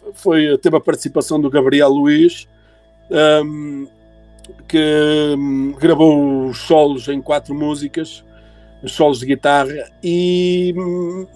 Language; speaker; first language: Portuguese; early bilingual, heritage; Portuguese